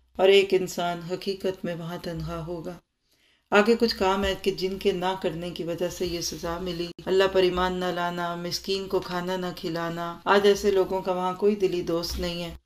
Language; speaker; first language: Urdu; native; Urdu